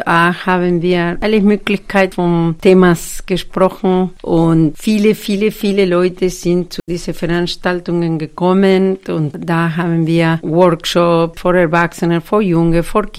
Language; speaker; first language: German; non-native, fluent; Spanish